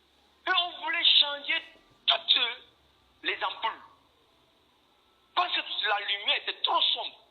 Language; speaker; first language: French; non-native, fluent; Korean